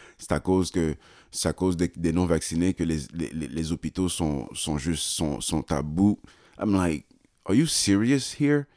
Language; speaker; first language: French; early bilingual, other home language; Haitian Creole